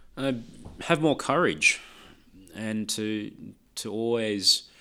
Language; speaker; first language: English; non-native, local second language; Lao